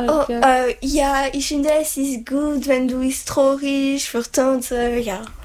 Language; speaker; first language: German; non-native, learner; French